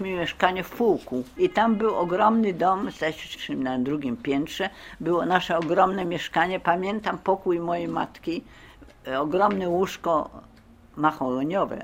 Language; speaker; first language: Polish; early bilingual, heritage; Polish